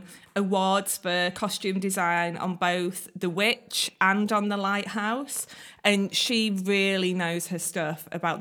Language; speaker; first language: English; native; English